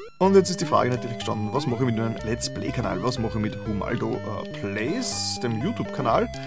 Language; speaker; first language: German; native; German